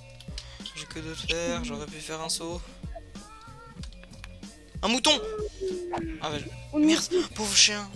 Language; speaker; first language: French; native; French